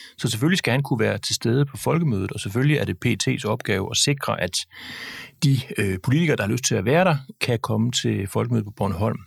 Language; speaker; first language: Danish; native; Danish